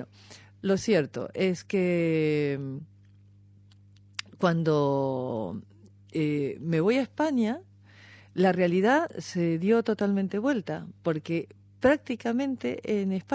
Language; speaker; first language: Spanish; native; Spanish